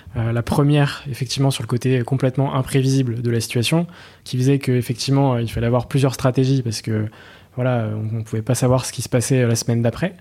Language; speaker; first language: French; native; French